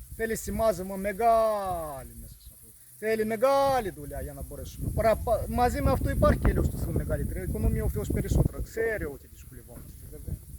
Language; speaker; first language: Greek; non-native, learner; Russian